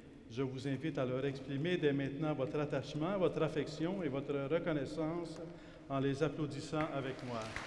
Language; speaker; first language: French; native; French